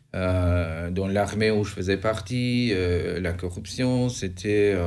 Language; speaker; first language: French; non-native, fluent; Albanian